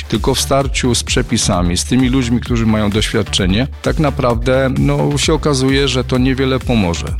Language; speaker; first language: Polish; native; Polish